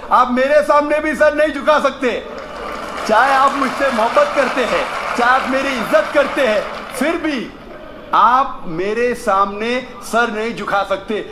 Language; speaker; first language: Hindi; non-native, local second language; Konkani